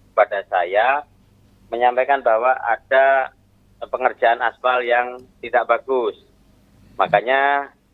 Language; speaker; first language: Indonesian; native; Indonesian